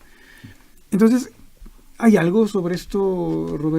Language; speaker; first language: Spanish; native; Spanish